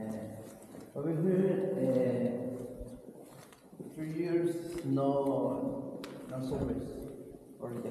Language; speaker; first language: English; non-native, learner; Spanish